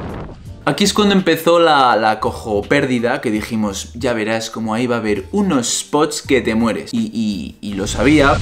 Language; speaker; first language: Spanish; native; Spanish